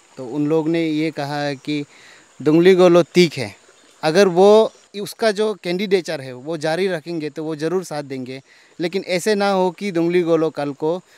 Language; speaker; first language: Hindi; non-native, local second language; Nyishi